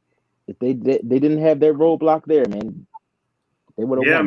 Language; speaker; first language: English; native; English